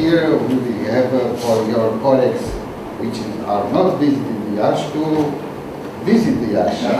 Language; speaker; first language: English; non-native, learner; Romanian